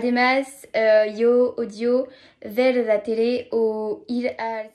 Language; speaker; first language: Spanish; non-native, learner; French